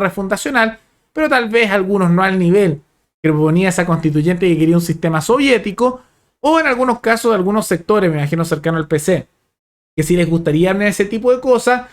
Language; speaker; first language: Spanish; native; Spanish